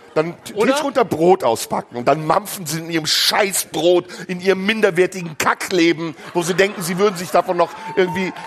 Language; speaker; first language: German; early bilingual, other home language; Turkish